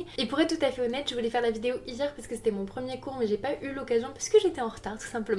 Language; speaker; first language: French; native; French